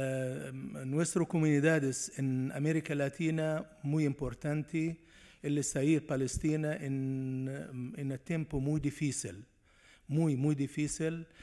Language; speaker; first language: Spanish; non-native, learner; Arabic